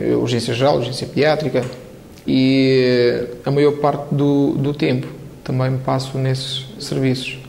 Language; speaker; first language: Portuguese; non-native, fluent; Romanian